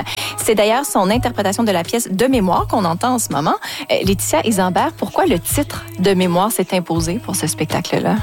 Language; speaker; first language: French; native; French